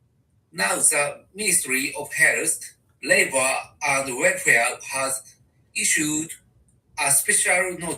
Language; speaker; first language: English; non-native, learner; Japanese